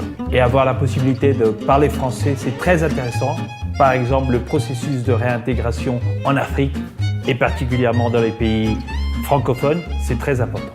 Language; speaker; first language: French; non-native, fluent; Spanish